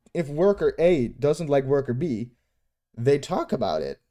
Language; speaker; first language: English; non-native, fluent; Dutch